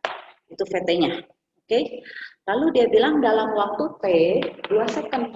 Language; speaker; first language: Indonesian; native; Indonesian